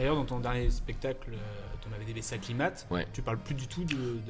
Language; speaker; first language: French; native; French